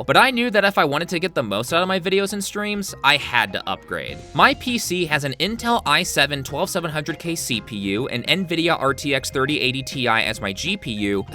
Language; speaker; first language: English; native; English